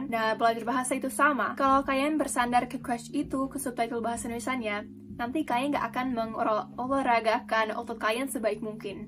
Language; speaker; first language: Indonesian; non-native, fluent; English